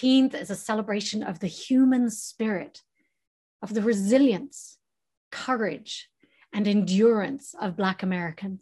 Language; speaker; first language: English; native; English